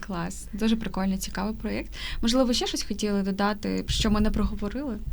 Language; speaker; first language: Ukrainian; native; Ukrainian